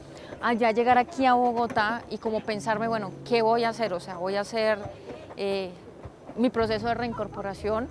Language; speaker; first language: Spanish; native; Spanish